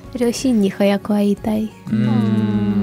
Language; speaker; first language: Japanese; non-native, fluent; Ukrainian